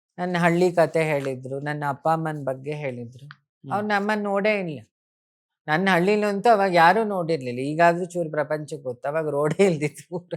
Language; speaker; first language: Kannada; native; Kannada